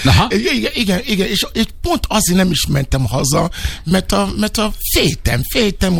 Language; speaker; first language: Hungarian; non-native, fluent; Yoruba